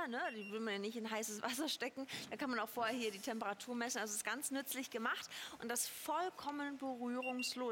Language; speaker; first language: German; native; German